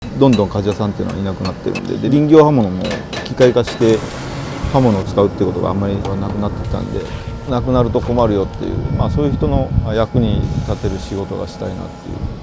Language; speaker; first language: Japanese; native; Japanese